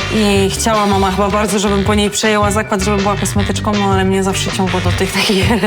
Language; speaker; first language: Polish; native; Polish